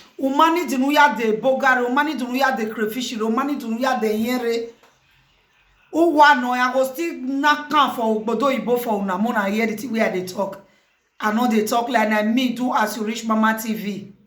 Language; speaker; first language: Nigerian Pidgin; non-native, local second language; Bini